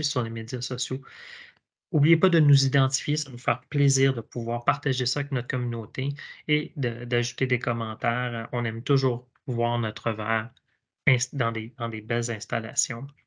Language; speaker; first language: French; native; French